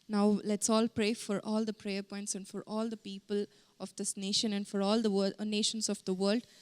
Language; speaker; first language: English; non-native, local second language; Kannada